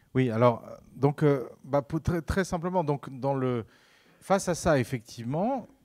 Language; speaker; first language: French; non-native, fluent; Spanish